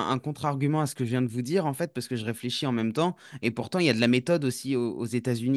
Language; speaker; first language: French; native; French